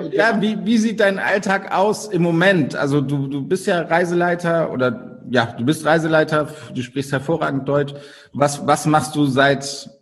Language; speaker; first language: German; native; German